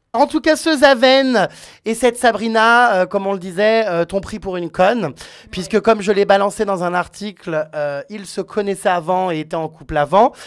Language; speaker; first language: French; native; French